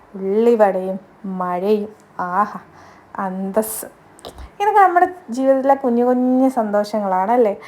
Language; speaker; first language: Malayalam; native; Malayalam